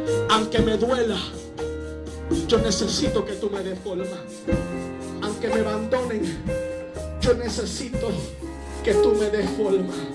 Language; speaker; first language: Spanish; early bilingual, heritage; Spanish